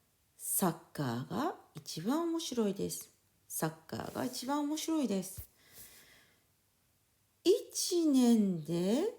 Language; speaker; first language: Japanese; non-native, fluent; French